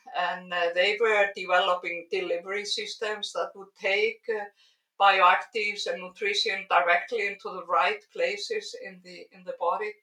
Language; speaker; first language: English; non-native, fluent; Icelandic